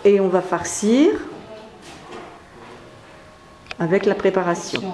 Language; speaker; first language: French; native; French